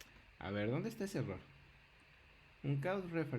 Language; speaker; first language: Spanish; native; Spanish